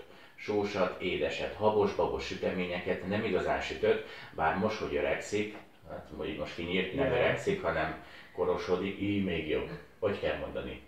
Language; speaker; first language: Hungarian; native; Hungarian